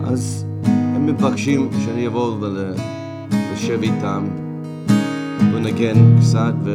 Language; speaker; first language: Hebrew; non-native, fluent; English